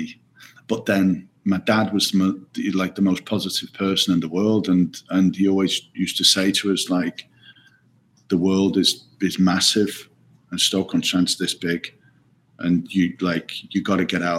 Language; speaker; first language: English; native; English